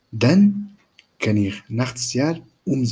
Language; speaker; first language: German; non-native, fluent; Turkish